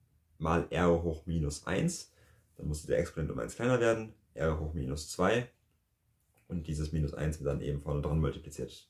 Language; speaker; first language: German; native; German